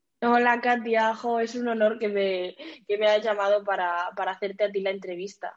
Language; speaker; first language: Spanish; native; Spanish